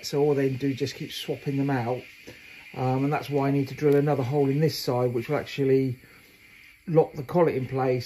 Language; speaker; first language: English; native; English